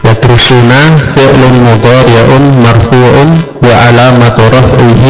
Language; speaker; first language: Arabic; non-native, learner; Indonesian